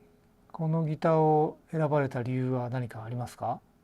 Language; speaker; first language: Japanese; native; Japanese